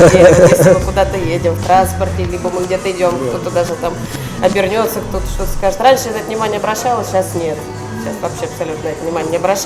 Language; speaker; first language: Russian; native; Russian